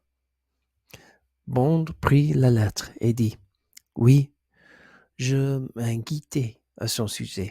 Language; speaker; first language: French; non-native, learner; English